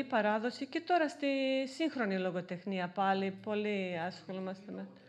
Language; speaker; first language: Greek; non-native, fluent; Serbian